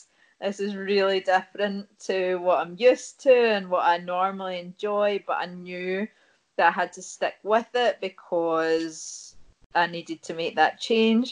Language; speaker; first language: English; native; English